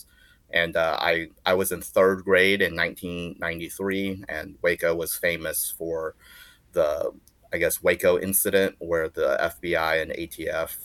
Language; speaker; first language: English; early bilingual, other home language; Chinese